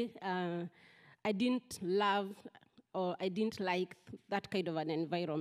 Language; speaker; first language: English; non-native, local second language; Kikuyu